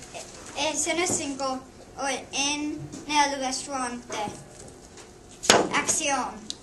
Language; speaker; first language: Spanish; non-native, learner; English